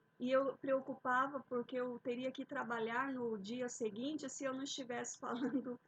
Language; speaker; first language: Portuguese; native; Portuguese